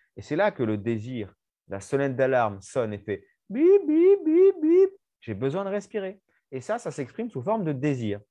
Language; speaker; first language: French; native; French